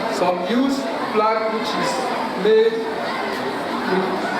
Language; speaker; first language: English; non-native, local second language; Yoruba